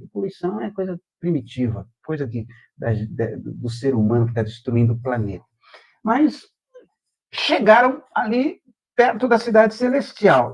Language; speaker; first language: Portuguese; native; Portuguese